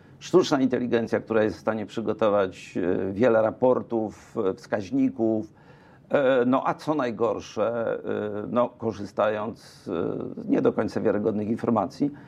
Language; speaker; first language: Polish; native; Polish